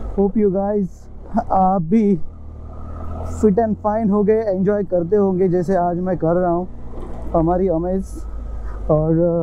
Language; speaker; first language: Hindi; non-native, local second language; Marathi